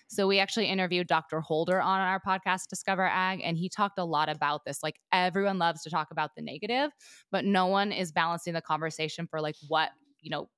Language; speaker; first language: English; native; English